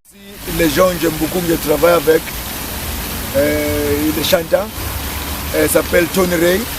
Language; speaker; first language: French; non-native, learner; English